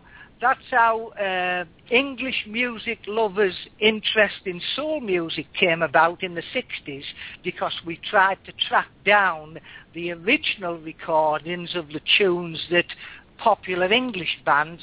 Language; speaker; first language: English; native; English